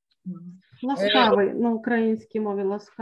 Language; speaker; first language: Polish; non-native, learner; Ukrainian